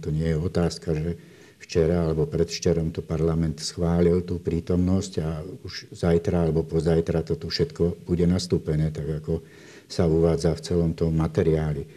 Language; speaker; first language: Slovak; native; Slovak